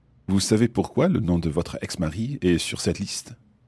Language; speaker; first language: French; non-native, fluent; English